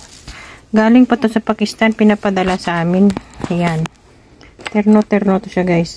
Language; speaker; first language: Filipino; native; Filipino